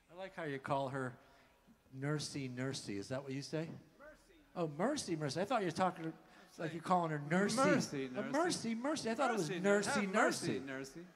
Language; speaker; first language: English; native; English